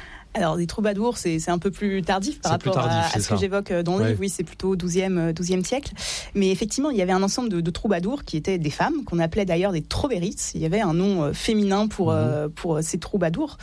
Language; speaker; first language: French; native; French